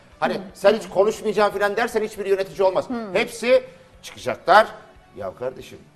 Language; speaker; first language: Turkish; native; Turkish